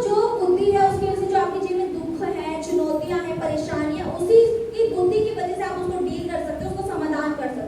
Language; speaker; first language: Hindi; native; Hindi